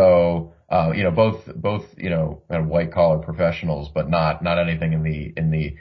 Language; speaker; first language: English; native; English